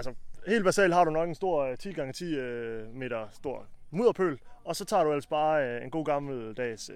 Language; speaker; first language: Danish; native; Danish